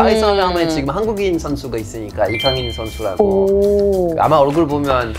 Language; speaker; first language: Korean; non-native, fluent; French